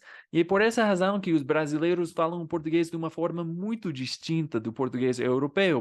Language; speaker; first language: Portuguese; non-native, fluent; English